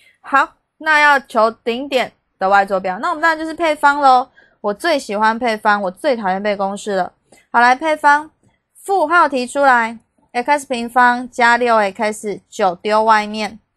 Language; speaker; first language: Chinese; native; Chinese